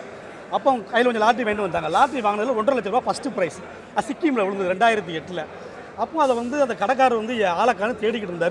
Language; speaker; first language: Tamil; native; Tamil